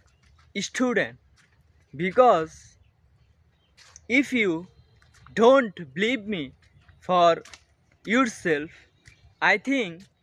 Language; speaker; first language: English; non-native, learner; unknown